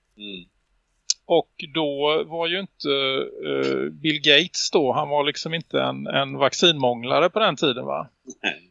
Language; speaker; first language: Swedish; native; Swedish